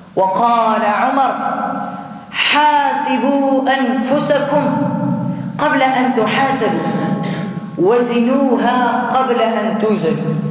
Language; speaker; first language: Arabic; non-native, fluent; Urdu